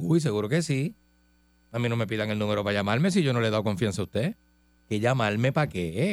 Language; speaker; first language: Spanish; native; Spanish